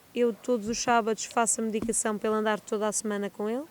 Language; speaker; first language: Portuguese; native; Portuguese